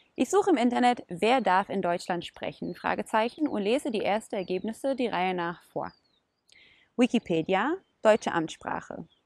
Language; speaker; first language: German; non-native, fluent; Hebrew